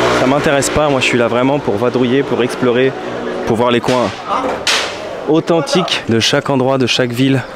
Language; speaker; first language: French; native; French